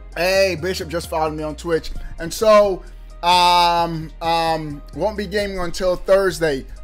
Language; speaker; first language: English; native; English